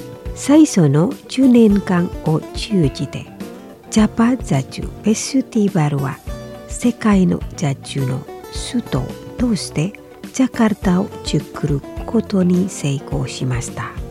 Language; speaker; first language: Japanese; non-native, fluent; Indonesian